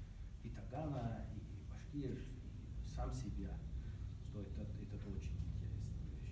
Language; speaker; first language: Russian; non-native, learner; Hungarian